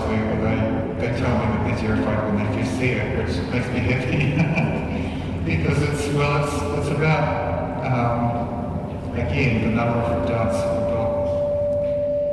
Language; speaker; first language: English; native; English